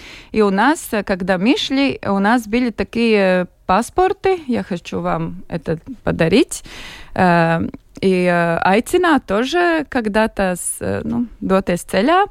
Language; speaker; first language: Russian; non-native, local second language; Latvian